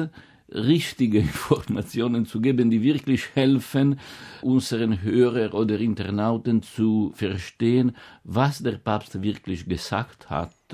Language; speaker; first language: German; non-native, fluent; Italian